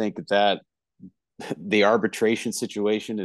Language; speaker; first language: English; native; English